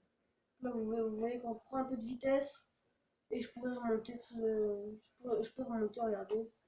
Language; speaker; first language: French; native; French